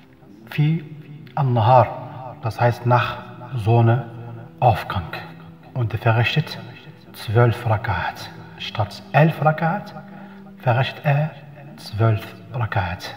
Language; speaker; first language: German; non-native, fluent; Arabic